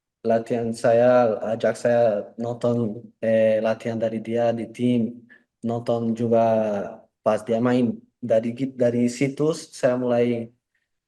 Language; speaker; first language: Indonesian; non-native, learner; Portuguese